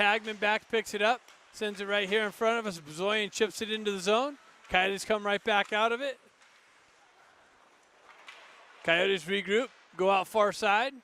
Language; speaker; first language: English; native; English